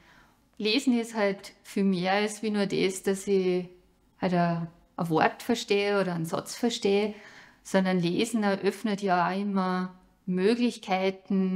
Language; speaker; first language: German; native; German